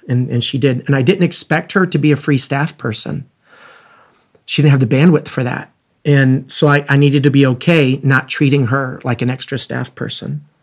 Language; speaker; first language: English; native; English